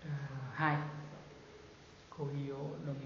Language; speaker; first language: Japanese; non-native, learner; Vietnamese